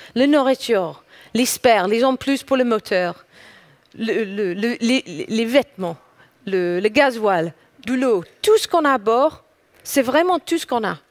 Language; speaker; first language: French; non-native, fluent; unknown